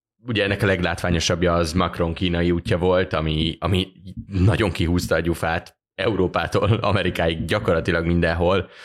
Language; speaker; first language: Hungarian; native; Hungarian